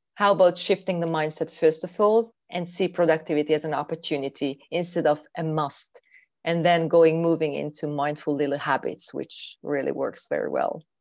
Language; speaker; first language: English; non-native, fluent; Hungarian